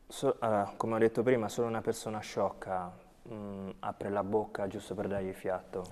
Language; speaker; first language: Italian; early bilingual, other home language; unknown